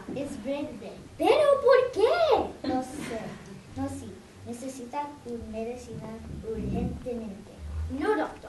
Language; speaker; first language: Spanish; non-native, learner; English